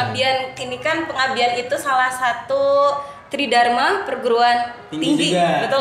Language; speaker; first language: Indonesian; native; Indonesian